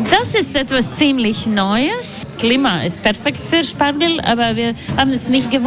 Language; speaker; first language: German; non-native, learner; Latvian